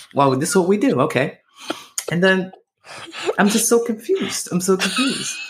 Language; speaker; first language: English; native; English